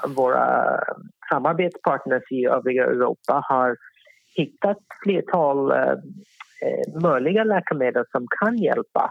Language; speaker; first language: Swedish; non-native, fluent; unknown